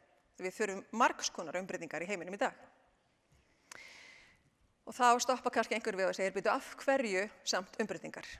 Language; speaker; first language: Icelandic; native; Icelandic